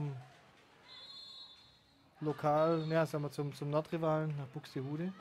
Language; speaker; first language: German; native; German